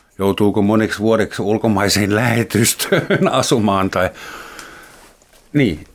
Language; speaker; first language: Finnish; non-native, fluent; German